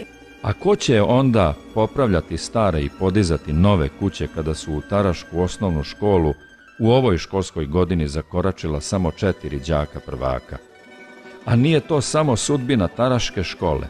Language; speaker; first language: Serbian; native; Serbian